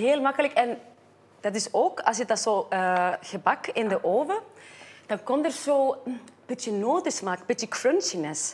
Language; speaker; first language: Dutch; non-native, fluent; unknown